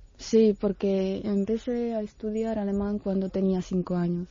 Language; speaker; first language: Spanish; non-native, fluent; Czech